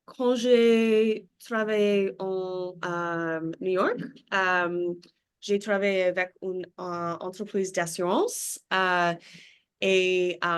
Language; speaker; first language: French; non-native, learner; English